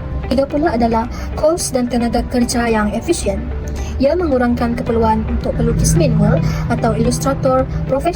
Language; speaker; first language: Malay; native; Malay